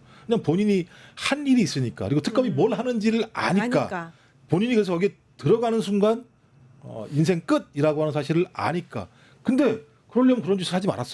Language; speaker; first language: Korean; native; Korean